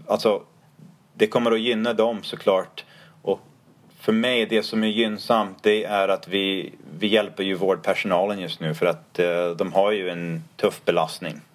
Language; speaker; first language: Swedish; non-native, fluent; English